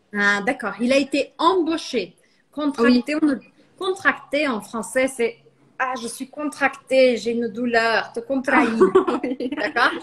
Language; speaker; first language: French; non-native, fluent; Portuguese